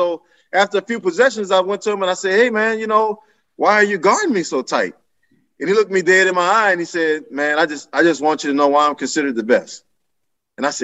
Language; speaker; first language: English; native; English